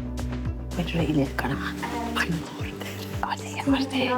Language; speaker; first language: Welsh; native; Welsh